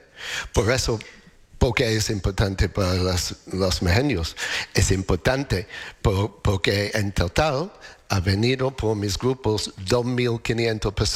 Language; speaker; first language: Spanish; non-native, fluent; English